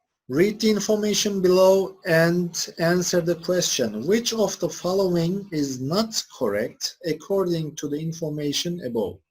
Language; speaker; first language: English; non-native, fluent; Turkish